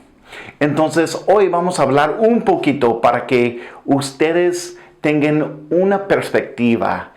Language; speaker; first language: Spanish; non-native, fluent; English